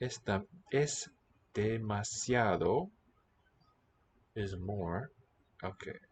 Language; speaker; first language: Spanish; non-native, learner; English